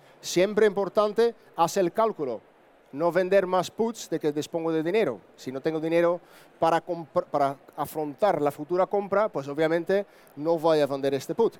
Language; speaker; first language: Spanish; non-native, fluent; Dutch